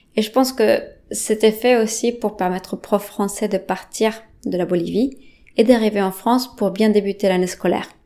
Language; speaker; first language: French; non-native, fluent; Spanish